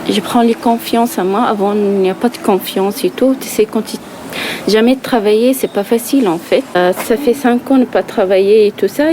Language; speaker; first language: French; non-native, learner; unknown